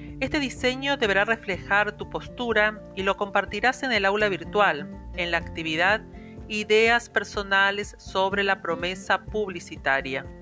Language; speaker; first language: Spanish; native; Spanish